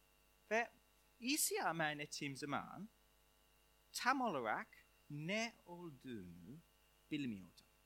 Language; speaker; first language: Turkish; non-native, fluent; English